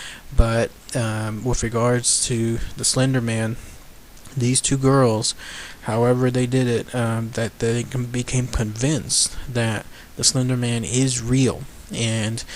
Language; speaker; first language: English; native; English